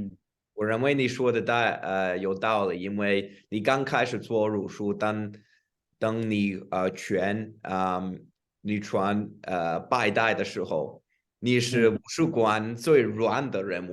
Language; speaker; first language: Chinese; non-native, fluent; English